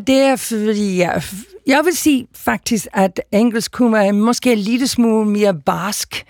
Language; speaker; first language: Danish; non-native, fluent; English